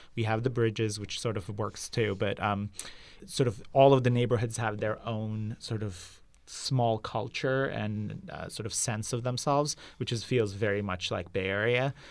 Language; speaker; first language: English; non-native, fluent; Turkish